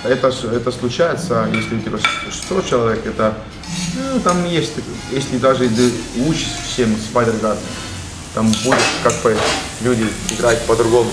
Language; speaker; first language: Russian; non-native, learner; Estonian